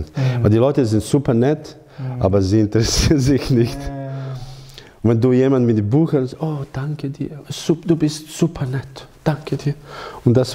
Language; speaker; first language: German; non-native, learner; Croatian